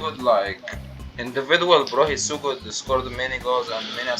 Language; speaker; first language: English; non-native, learner; Arabic